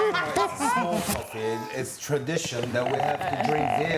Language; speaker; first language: English; non-native, fluent; Albanian